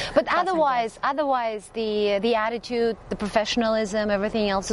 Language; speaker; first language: English; non-native, fluent; Uzbek